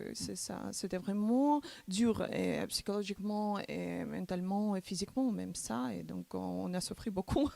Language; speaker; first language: French; non-native, learner; Macedonian